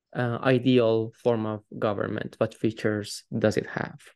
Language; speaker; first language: English; non-native, fluent; Persian